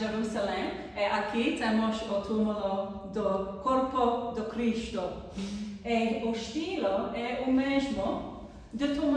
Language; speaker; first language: Portuguese; non-native, learner; English